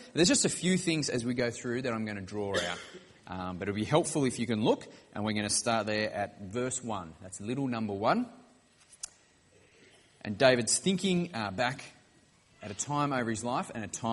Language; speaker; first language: English; native; English